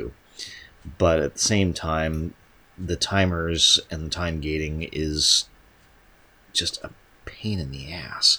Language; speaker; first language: English; native; English